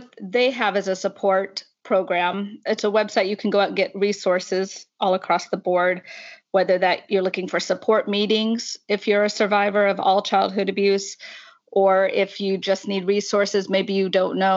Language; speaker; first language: English; native; English